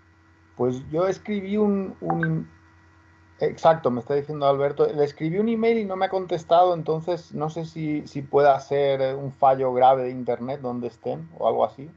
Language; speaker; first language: Spanish; native; Spanish